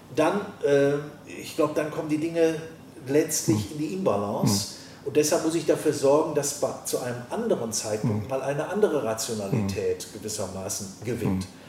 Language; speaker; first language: German; native; German